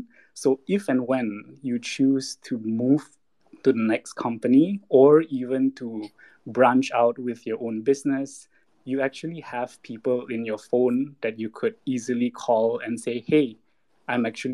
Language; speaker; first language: English; non-native, local second language; Malay